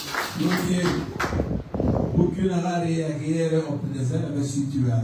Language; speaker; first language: Dutch; non-native, learner; French